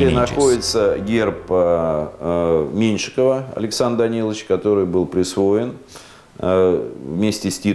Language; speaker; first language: Russian; native; Russian